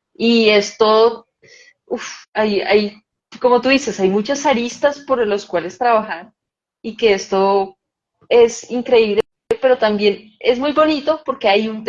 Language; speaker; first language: Spanish; native; Spanish